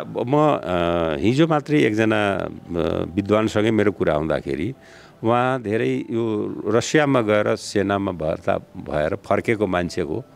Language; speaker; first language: Nepali; non-native, local second language; Bhojpuri